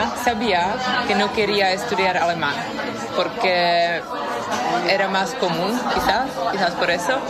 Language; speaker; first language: Spanish; non-native, fluent; Czech